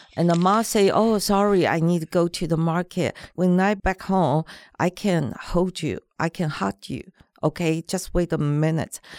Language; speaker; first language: English; non-native, learner; Chinese